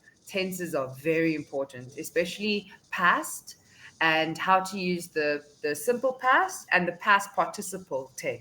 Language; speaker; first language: English; non-native, fluent; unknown